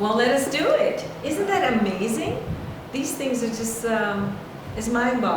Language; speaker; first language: English; native; English